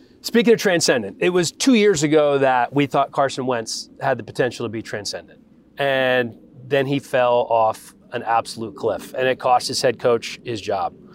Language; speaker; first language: English; native; English